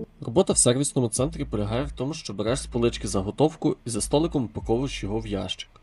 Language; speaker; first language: Ukrainian; native; Ukrainian